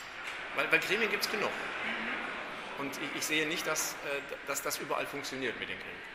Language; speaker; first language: German; native; German